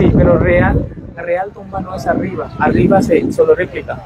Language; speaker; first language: Spanish; non-native, learner; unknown